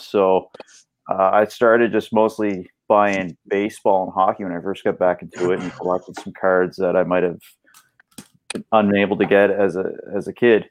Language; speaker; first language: English; native; English